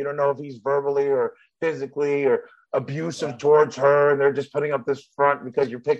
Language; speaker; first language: English; early bilingual, other home language; Spanish